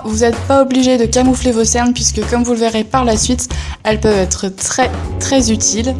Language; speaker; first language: French; native; French